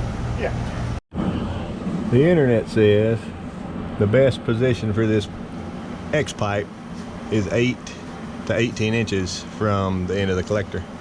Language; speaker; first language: English; native; English